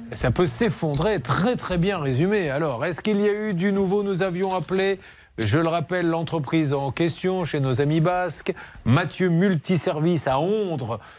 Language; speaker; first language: French; native; French